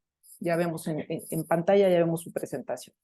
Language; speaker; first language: Spanish; native; Spanish